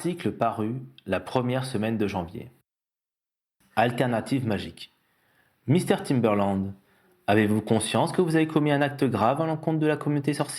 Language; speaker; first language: French; native; French